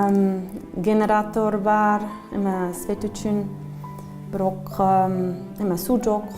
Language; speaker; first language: Kyrgyz; non-native, learner; German